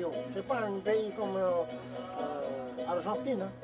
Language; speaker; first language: French; non-native, local second language; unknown